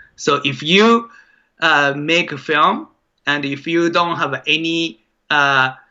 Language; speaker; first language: English; non-native, fluent; Japanese